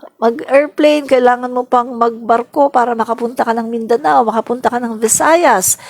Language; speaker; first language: Filipino; non-native, local second language; Cebuano